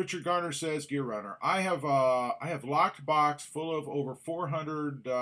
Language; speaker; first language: English; native; English